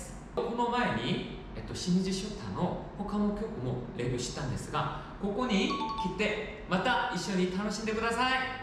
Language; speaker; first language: Japanese; non-native, fluent; Korean